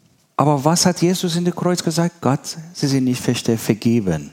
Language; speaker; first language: German; non-native, learner; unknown